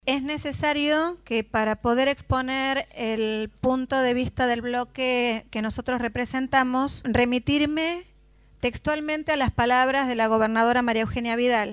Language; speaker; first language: Spanish; native; Spanish